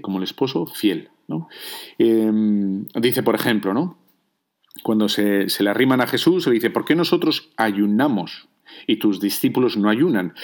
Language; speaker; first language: Spanish; native; Spanish